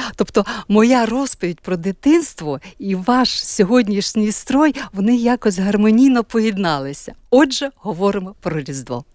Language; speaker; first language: Ukrainian; native; Ukrainian